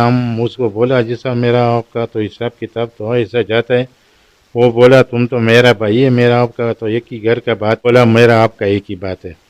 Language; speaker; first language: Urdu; non-native, local second language; Pashto